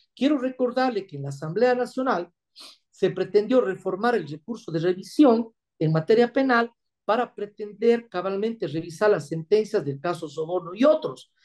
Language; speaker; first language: Spanish; native; Spanish